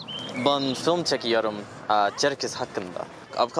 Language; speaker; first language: Turkish; non-native, learner; English